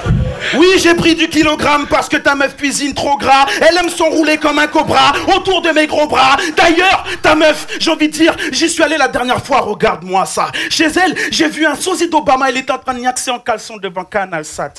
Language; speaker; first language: French; native; French